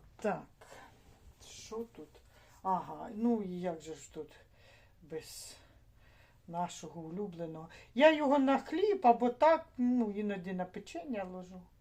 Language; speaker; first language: Ukrainian; native; Ukrainian